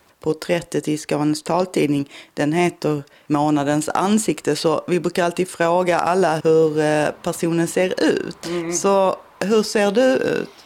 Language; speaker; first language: Swedish; native; Swedish